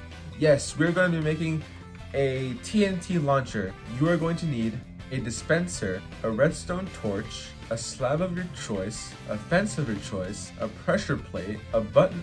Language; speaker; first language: English; native; English